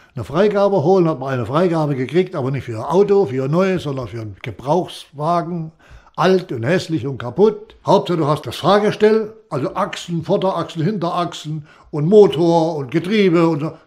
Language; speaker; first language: German; native; German